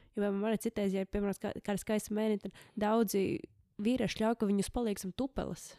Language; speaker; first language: Latvian; early bilingual, heritage; Latvian